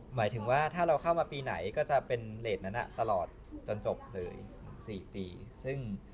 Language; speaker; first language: Thai; native; Thai